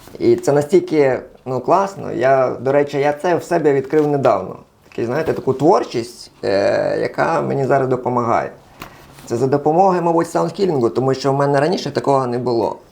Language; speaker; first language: Ukrainian; non-native, local second language; Russian